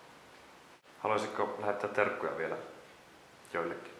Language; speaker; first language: Finnish; native; Finnish